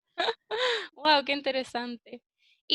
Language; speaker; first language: Spanish; early bilingual, heritage; English